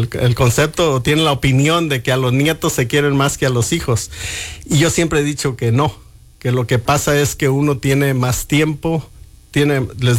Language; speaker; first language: Spanish; native; Spanish